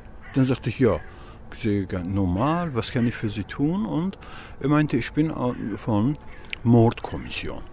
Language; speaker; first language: German; non-native, learner; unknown